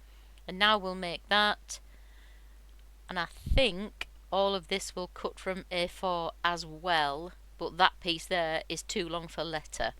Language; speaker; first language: English; native; English